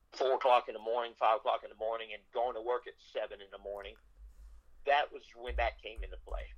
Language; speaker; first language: English; native; English